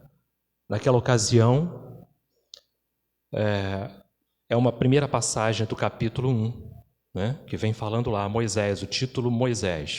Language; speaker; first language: Portuguese; native; Portuguese